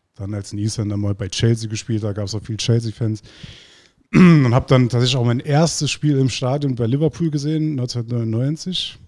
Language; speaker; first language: German; non-native, fluent; Icelandic